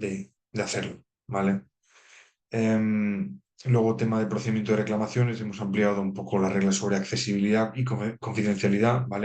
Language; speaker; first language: Spanish; native; Spanish